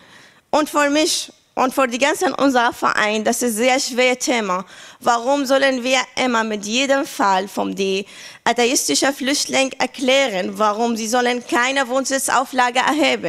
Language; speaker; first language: German; non-native, learner; Arabic